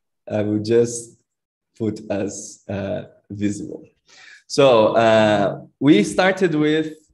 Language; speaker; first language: English; non-native, fluent; Portuguese